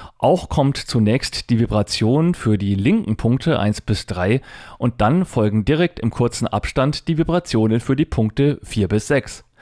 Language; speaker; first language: German; native; German